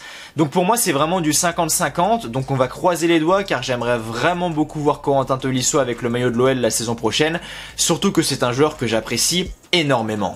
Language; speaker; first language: French; native; French